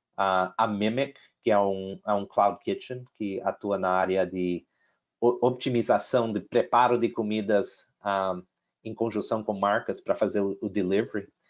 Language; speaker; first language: Portuguese; non-native, fluent; English